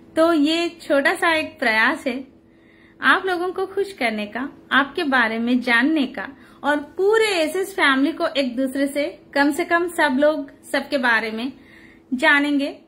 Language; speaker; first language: Hindi; non-native, local second language; Odia